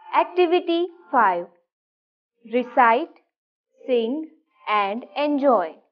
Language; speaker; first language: English; non-native, local second language; Gujarati